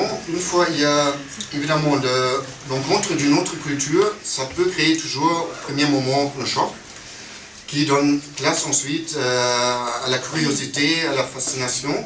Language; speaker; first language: French; non-native, fluent; German